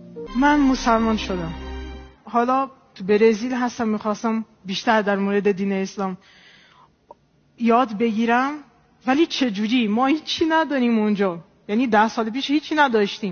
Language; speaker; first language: Persian; non-native, fluent; Portuguese